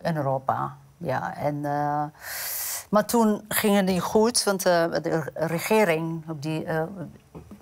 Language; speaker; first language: Dutch; non-native, fluent; Amharic